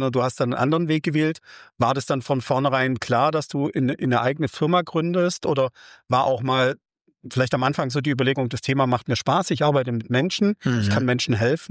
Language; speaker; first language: German; native; German